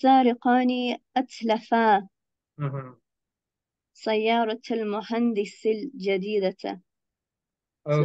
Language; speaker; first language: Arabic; non-native, learner; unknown